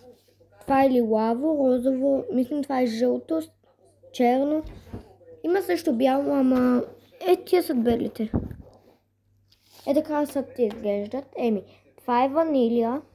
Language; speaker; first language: Bulgarian; early bilingual, heritage; Bulgarian